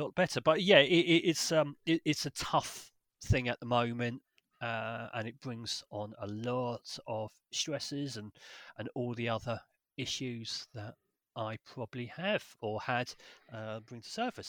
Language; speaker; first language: English; native; English